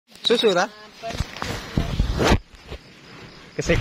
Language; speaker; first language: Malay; non-native, local second language; Javanese